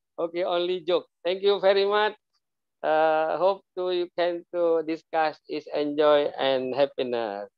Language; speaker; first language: English; non-native, learner; Indonesian